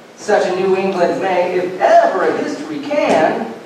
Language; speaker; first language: English; native; English